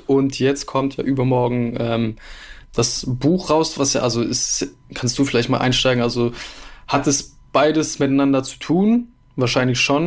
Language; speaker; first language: German; native; German